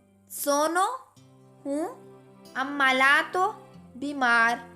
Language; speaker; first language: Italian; non-native, fluent; Urdu